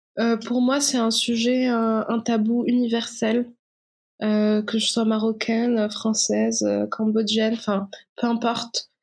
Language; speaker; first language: French; non-native, local second language; Arabic